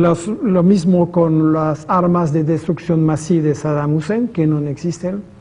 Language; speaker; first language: Spanish; non-native, fluent; French